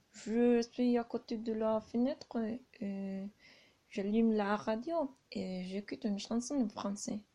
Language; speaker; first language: French; non-native, learner; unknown